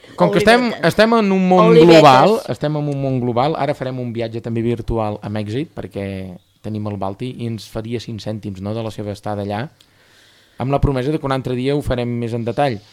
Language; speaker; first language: Catalan; native; Catalan